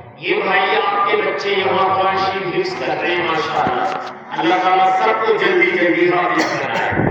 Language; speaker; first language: Urdu; non-native, local second language; Punjabi